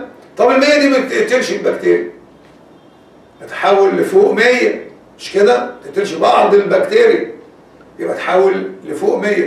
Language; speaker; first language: Arabic; native; Arabic